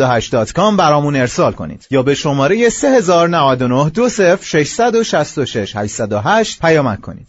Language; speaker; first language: Persian; native; Persian